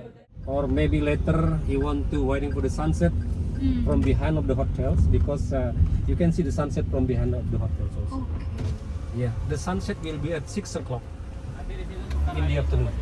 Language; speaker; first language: English; non-native, fluent; Indonesian